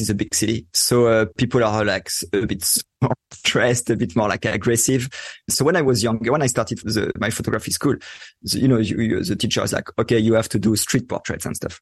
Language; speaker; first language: English; non-native, fluent; French